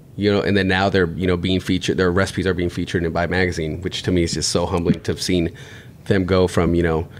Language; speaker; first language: English; native; English